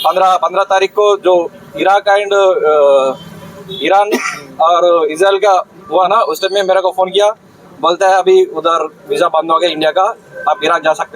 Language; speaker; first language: Hindi; non-native, local second language; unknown